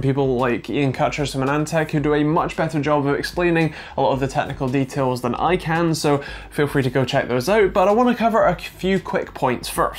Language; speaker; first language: English; native; English